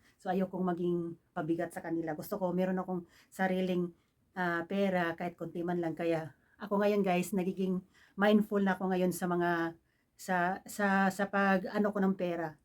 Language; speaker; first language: Filipino; non-native, local second language; Cebuano